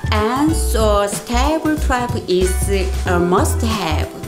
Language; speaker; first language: English; non-native, learner; Korean